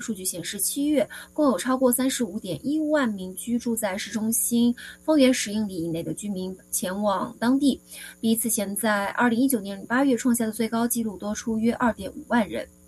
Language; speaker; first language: Chinese; native; Chinese